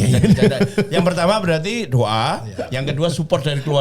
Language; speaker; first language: Indonesian; native; Indonesian